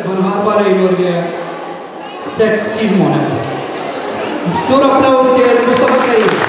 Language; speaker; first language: Norwegian; non-native, learner; Arabic